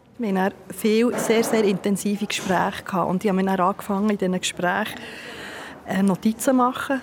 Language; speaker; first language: German; native; German